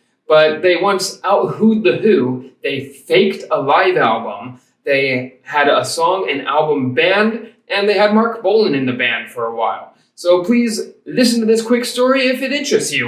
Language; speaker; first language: English; native; English